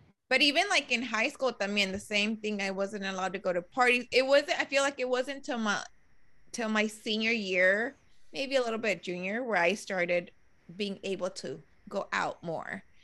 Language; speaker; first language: English; early bilingual, other home language; Spanish